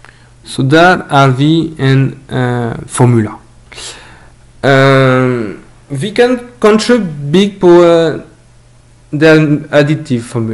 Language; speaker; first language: Norwegian; non-native, learner; French